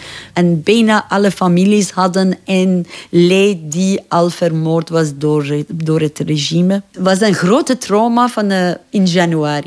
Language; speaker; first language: Dutch; non-native, fluent; Persian